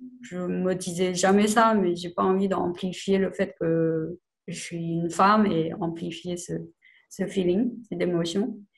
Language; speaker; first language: French; non-native, fluent; Chinese